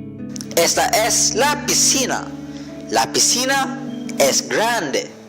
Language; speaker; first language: Spanish; non-native, learner; Cebuano